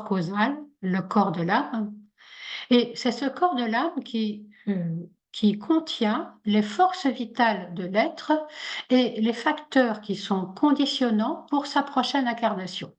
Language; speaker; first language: French; native; French